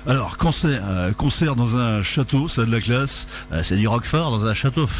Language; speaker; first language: French; native; French